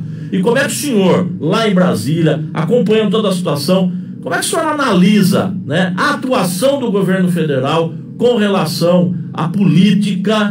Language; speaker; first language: Portuguese; native; Portuguese